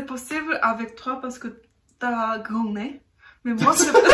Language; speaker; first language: French; non-native, learner; Korean